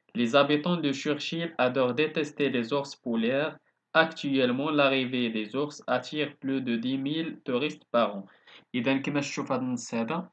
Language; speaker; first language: French; non-native, local second language; Arabic